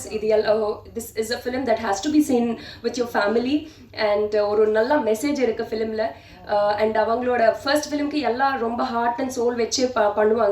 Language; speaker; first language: Tamil; non-native, learner; Telugu